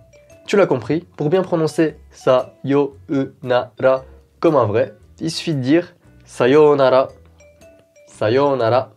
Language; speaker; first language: French; native; French